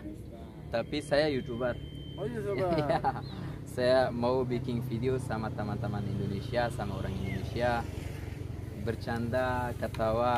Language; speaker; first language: Indonesian; non-native, learner; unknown